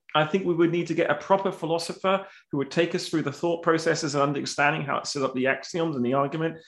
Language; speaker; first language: English; native; English